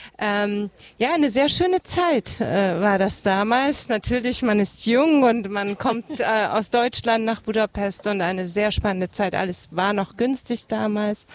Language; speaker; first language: German; early bilingual, other home language; Hungarian